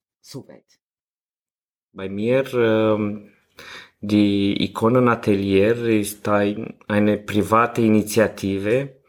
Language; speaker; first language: German; non-native, learner; Romanian